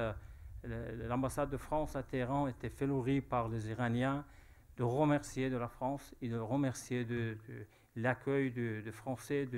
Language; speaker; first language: French; non-native, fluent; Persian